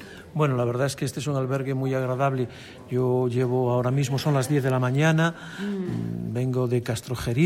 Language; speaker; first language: Spanish; native; Spanish